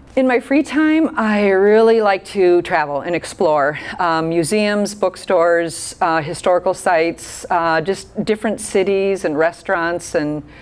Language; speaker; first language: English; native; English